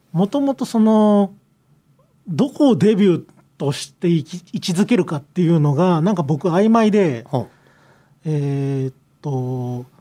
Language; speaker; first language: Japanese; native; Japanese